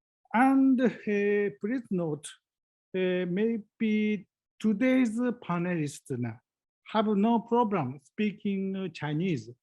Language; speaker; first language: English; non-native, learner; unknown